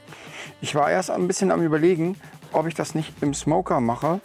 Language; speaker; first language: German; native; German